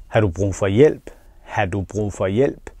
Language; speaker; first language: Danish; non-native, fluent; Persian